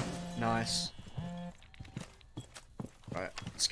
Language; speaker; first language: English; native; English